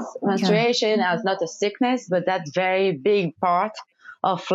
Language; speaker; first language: English; non-native, learner; French